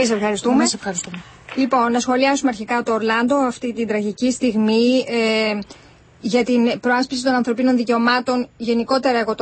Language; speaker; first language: Greek; native; Greek